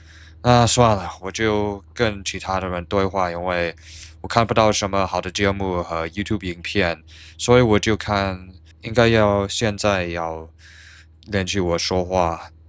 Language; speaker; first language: Chinese; non-native, learner; English